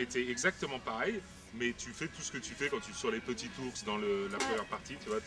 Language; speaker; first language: French; native; French